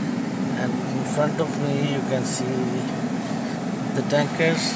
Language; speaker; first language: English; non-native, fluent; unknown